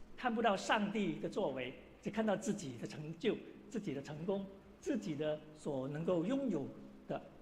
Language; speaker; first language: Chinese; native; Chinese